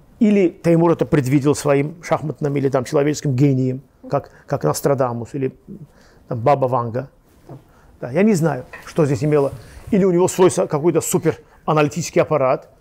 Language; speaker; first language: Russian; non-native, local second language; Azerbaijani